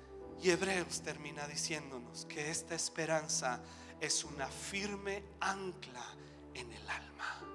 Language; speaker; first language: Spanish; native; Spanish